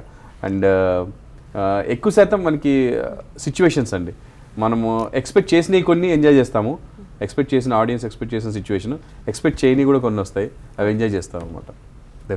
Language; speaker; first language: Telugu; native; Telugu